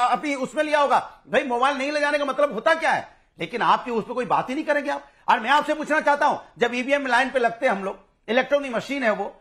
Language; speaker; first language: Hindi; native; Hindi